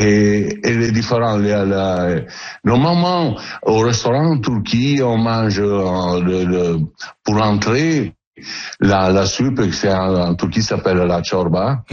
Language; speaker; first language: French; non-native, learner; Italian